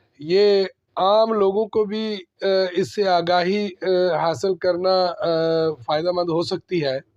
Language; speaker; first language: Urdu; non-native, local second language; Punjabi